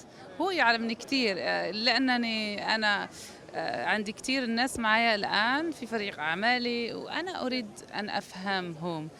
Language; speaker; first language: Arabic; non-native, learner; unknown